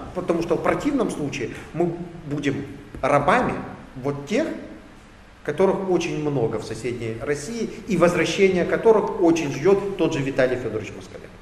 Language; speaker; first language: Russian; native; Russian